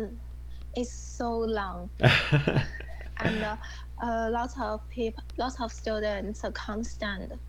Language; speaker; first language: English; non-native, learner; Chinese